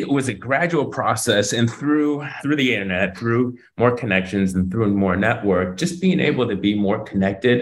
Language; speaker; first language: English; native; English